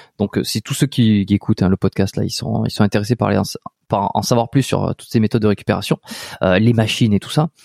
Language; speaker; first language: French; native; French